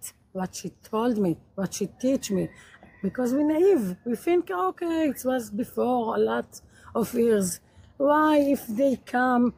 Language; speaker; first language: English; non-native, learner; Hebrew